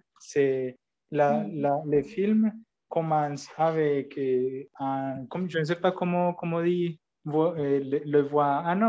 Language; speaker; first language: French; non-native, learner; Spanish